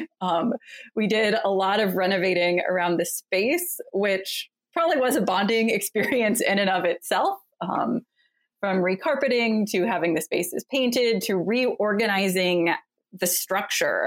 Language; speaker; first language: English; native; English